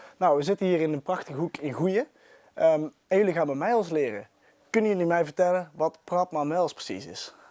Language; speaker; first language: Dutch; native; Dutch